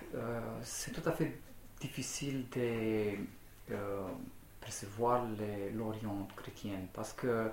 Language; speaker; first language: French; non-native, fluent; Romanian